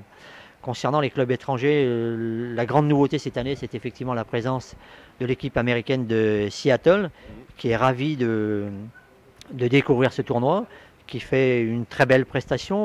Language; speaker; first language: French; native; French